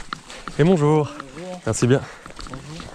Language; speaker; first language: French; native; French